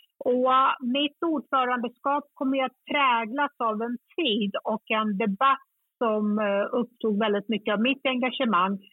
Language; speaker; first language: Swedish; early bilingual, other home language; Kurdish